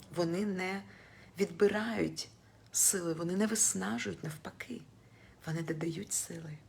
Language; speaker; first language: Ukrainian; non-native, local second language; Russian